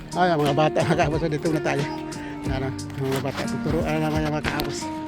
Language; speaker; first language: Filipino; non-native, local second language; Cebuano